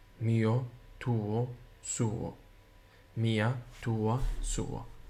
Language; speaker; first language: Italian; non-native, learner; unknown